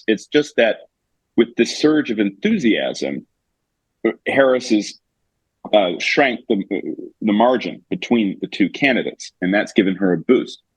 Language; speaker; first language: English; native; English